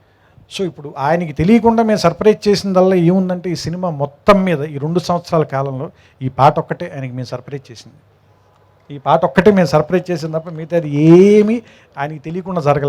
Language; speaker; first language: Telugu; native; Telugu